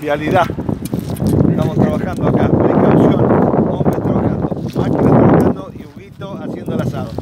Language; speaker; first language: Spanish; native; Spanish